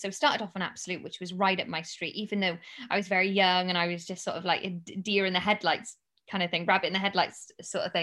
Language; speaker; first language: English; native; English